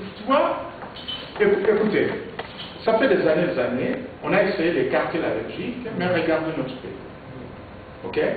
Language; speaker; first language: French; non-native, local second language; Lingala